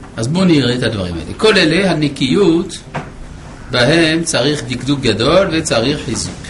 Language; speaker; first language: Hebrew; non-native, fluent; French